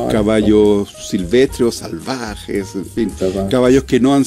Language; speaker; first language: Spanish; native; Spanish